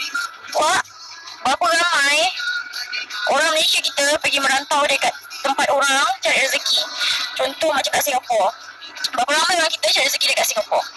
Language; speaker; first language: Malay; native; Malay